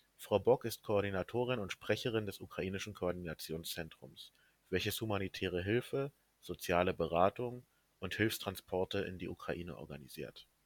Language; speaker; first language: German; native; German